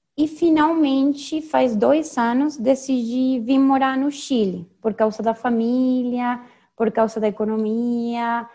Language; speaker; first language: Portuguese; non-native, fluent; Spanish